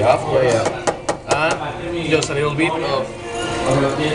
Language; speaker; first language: English; non-native, learner; Spanish